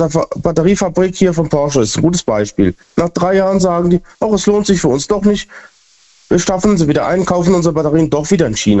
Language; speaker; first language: German; native; German